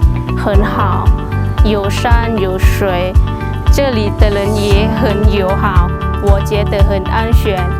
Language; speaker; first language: Chinese; non-native, learner; Lao